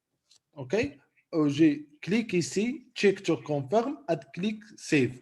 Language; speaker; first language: French; non-native, local second language; Arabic